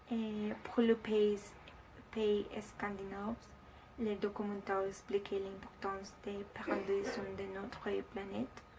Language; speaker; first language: French; non-native, learner; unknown